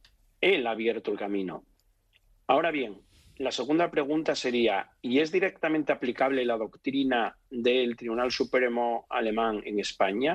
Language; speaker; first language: Spanish; native; Spanish